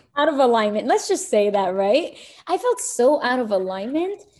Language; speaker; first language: English; early bilingual, other home language; Arabic